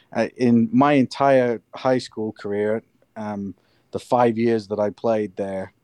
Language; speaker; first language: English; native; English